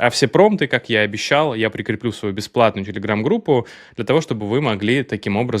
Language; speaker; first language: Russian; native; Russian